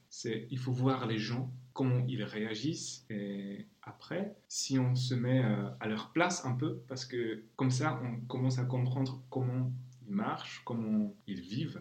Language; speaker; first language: French; non-native, fluent; Czech